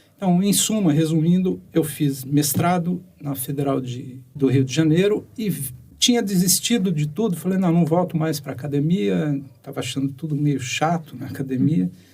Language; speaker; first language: Portuguese; native; Portuguese